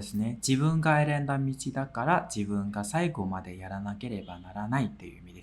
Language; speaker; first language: Japanese; non-native, fluent; Burmese